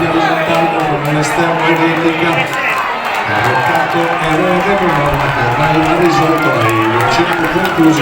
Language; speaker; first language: Italian; native; Italian